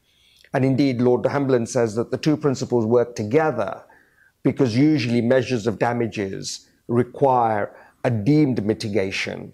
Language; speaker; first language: English; native; English